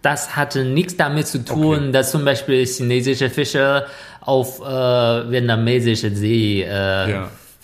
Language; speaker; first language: German; non-native, fluent; Chinese